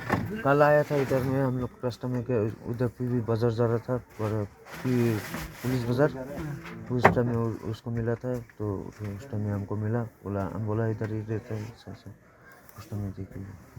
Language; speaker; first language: Hindi; non-native, local second language; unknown